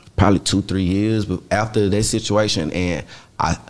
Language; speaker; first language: English; native; English